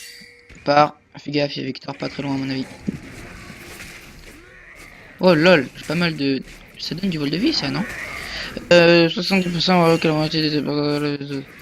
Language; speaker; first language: French; native; French